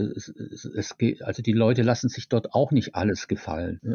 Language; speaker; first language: German; native; German